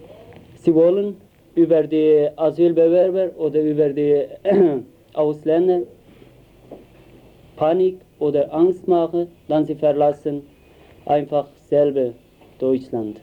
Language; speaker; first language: German; non-native, learner; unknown